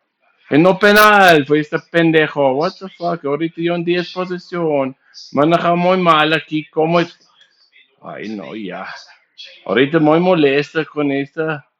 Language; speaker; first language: Spanish; non-native, learner; English